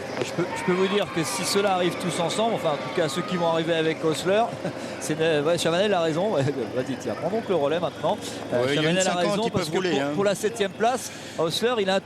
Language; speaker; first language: French; native; French